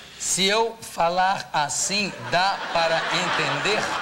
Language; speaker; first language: Portuguese; native; Portuguese